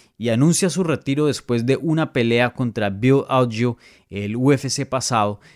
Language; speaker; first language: Spanish; native; Spanish